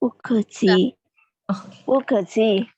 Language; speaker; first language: Chinese; non-native, learner; Indonesian